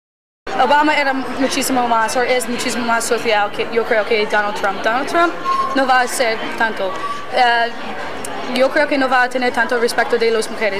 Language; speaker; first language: Spanish; non-native, learner; English